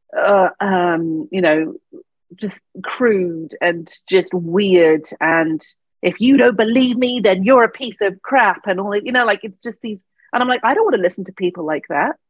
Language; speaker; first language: English; native; English